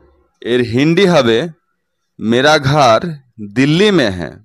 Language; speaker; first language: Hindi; non-native, fluent; Bangla